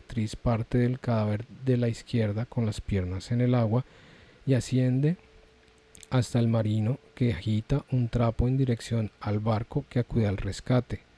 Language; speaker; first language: Spanish; native; Spanish